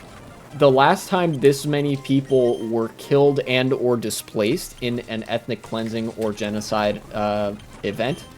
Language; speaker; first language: English; native; English